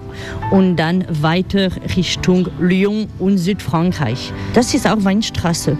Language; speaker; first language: German; non-native, fluent; French